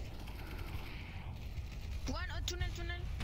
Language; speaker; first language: English; non-native, learner; Portuguese